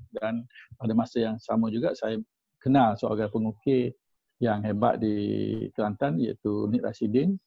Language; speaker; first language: Malay; native; Malay